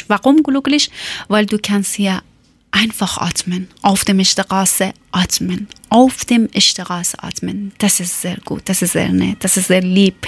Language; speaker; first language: German; non-native, learner; Persian